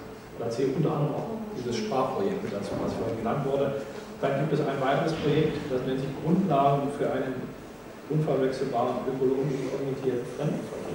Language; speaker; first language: German; native; German